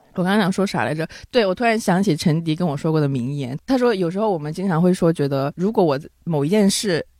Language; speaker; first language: Chinese; non-native, local second language; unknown